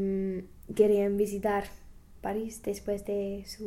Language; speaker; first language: Spanish; non-native, learner; English